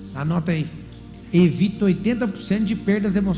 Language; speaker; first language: Portuguese; native; Portuguese